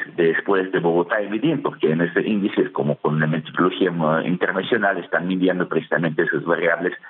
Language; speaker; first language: Spanish; non-native, fluent; Russian